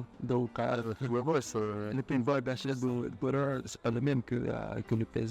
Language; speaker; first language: French; non-native, fluent; Filipino